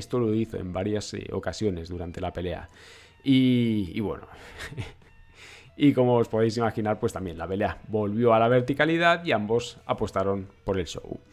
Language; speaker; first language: Spanish; native; Spanish